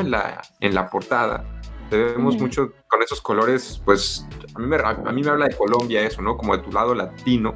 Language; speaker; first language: Spanish; native; Spanish